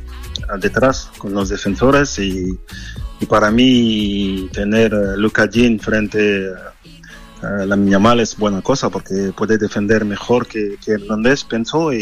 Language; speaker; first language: Spanish; non-native, fluent; French